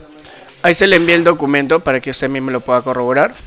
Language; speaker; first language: Spanish; native; Spanish